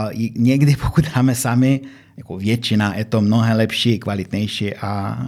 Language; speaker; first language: Czech; non-native, fluent; Romanian